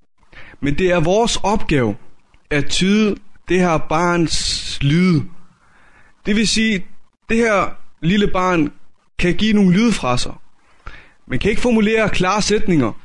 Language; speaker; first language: Danish; native; Danish